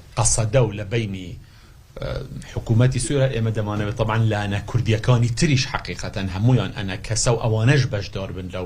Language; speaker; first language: Central Kurdish; non-native, local second language; Kurdish